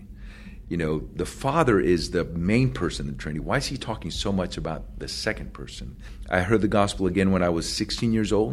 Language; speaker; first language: English; early bilingual, other home language; Spanish